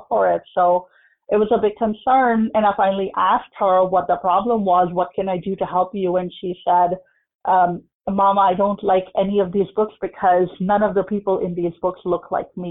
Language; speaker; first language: English; non-native, local second language; Urdu